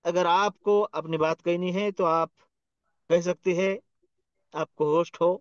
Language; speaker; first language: Hindi; non-native, local second language; Marathi